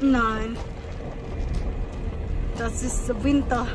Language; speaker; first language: German; non-native, learner; Filipino